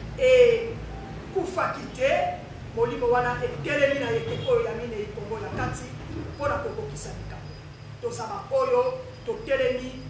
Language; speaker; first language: Lingala; non-native, local second language; Kongo